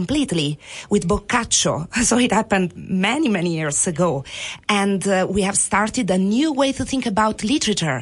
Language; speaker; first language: English; non-native, fluent; Italian